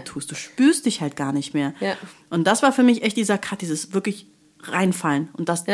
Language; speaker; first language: German; native; German